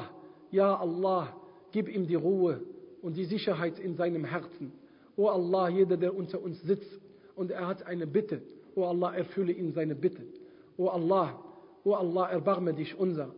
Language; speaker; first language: German; non-native, fluent; Arabic